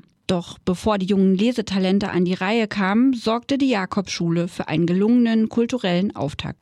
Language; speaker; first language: German; native; German